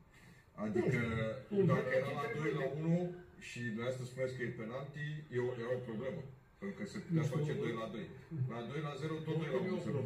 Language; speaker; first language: Romanian; native; Romanian